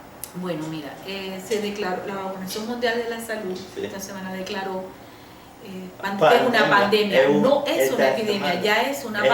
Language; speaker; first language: Spanish; native; Spanish